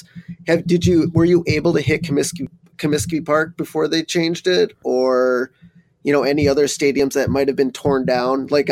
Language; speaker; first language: English; native; English